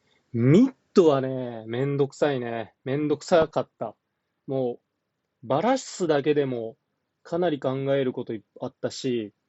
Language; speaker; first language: Japanese; native; Japanese